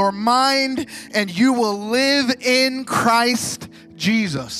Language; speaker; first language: English; native; English